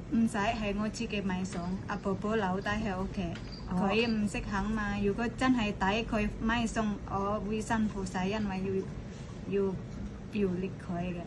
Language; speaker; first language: Cantonese; non-native, learner; Indonesian